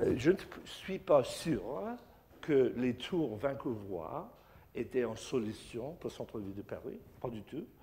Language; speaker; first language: French; non-native, learner; English